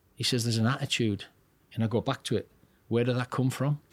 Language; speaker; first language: English; native; English